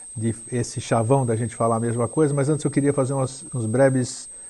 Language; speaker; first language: Portuguese; native; Portuguese